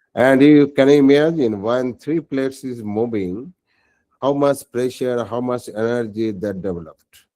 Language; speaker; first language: English; non-native, local second language; Bangla